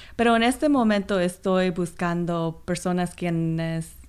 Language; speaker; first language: Spanish; non-native, fluent; Korean